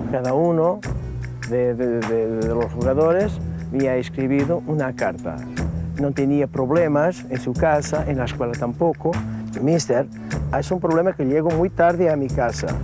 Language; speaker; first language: Spanish; non-native, learner; Portuguese